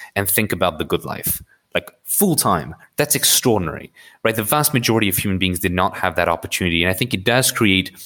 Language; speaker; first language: English; early bilingual, other home language; Arabic